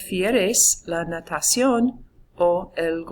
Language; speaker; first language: Spanish; non-native, fluent; English